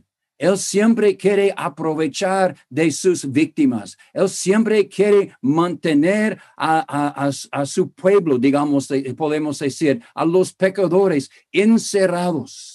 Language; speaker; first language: Spanish; non-native, fluent; English